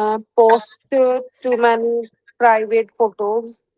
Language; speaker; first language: English; non-native, local second language; Hindi